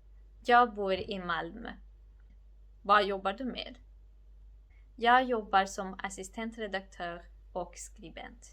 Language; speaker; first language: Swedish; non-native, fluent; Georgian